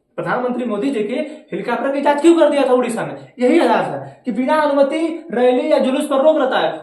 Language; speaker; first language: Hindi; native; Hindi